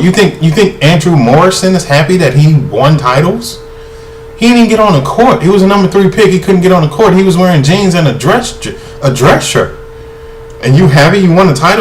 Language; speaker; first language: English; native; English